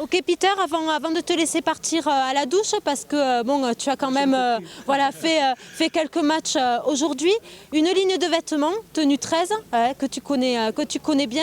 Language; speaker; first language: French; native; French